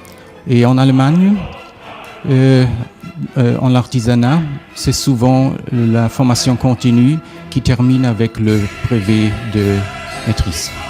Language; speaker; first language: French; non-native, fluent; German